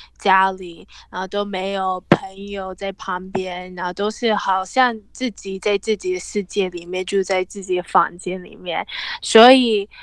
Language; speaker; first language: Chinese; early bilingual, heritage; English